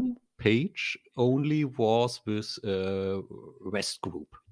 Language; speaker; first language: English; non-native, learner; German